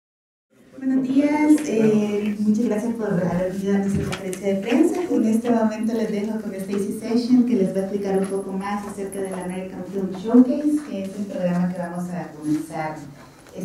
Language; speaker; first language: Spanish; native; Spanish